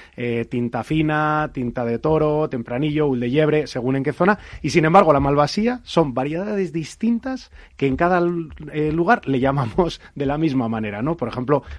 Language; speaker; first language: Spanish; native; Spanish